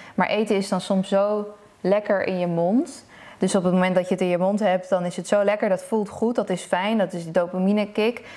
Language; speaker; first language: Dutch; early bilingual, other home language; Persian